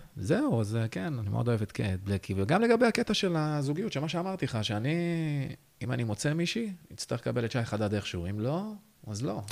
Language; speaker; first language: Hebrew; native; Hebrew